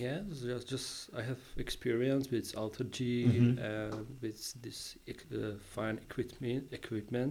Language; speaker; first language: English; non-native, learner; Czech